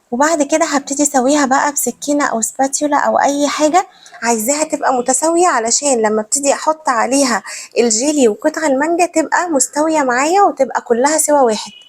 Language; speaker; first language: Arabic; native; Arabic